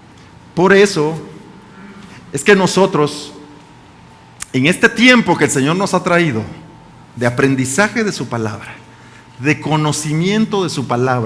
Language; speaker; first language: Spanish; native; Spanish